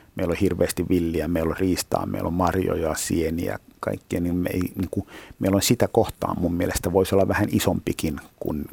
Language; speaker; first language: Finnish; native; Finnish